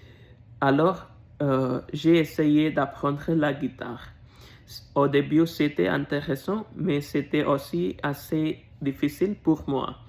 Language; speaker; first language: French; non-native, learner; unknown